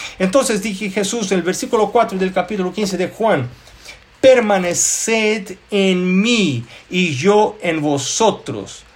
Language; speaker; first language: Spanish; non-native, fluent; Portuguese